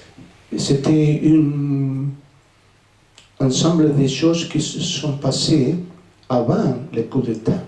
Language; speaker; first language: French; non-native, fluent; Spanish